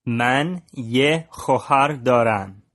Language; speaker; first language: Persian; non-native, learner; English